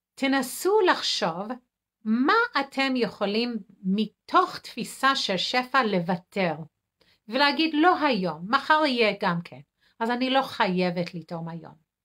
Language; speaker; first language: Hebrew; non-native, fluent; English